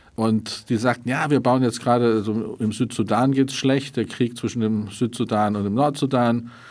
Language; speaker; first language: German; native; German